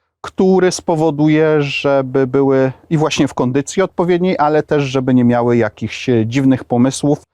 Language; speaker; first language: Polish; native; Polish